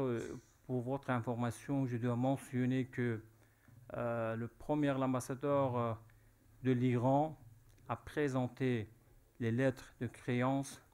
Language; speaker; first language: French; non-native, fluent; Persian